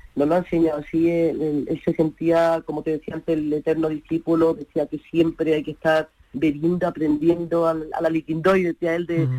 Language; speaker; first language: Spanish; native; Spanish